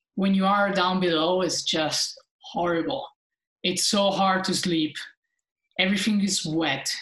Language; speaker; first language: English; non-native, fluent; Italian